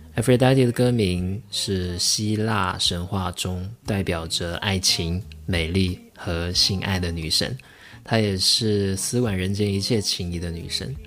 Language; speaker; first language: Chinese; non-native, local second language; Min Nan Chinese